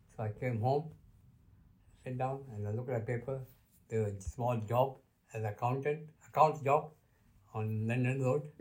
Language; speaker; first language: English; non-native, local second language; Luo (Kenya and Tanzania)